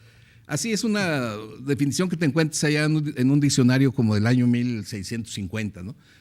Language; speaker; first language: Spanish; native; Spanish